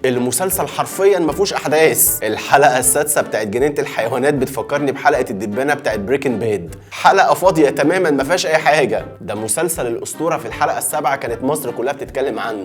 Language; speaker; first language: Arabic; native; Arabic